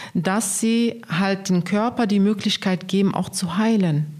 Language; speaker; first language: German; non-native, fluent; Arabic